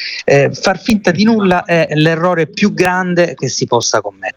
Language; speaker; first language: Italian; native; Italian